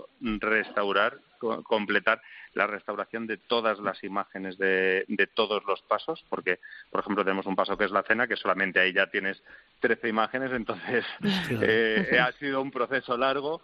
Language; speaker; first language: Spanish; native; Spanish